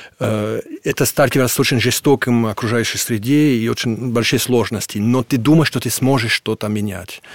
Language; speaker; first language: Russian; non-native, fluent; French